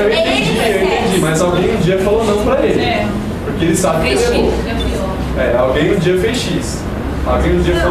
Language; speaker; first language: Portuguese; native; Portuguese